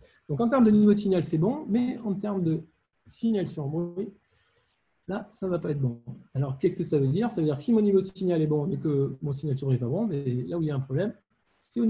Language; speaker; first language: French; native; French